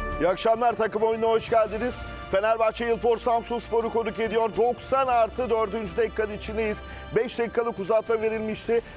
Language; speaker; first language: Turkish; native; Turkish